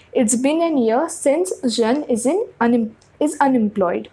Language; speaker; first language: English; non-native, local second language; Hindi